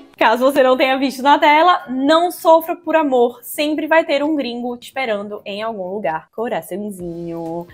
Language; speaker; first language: Portuguese; native; Portuguese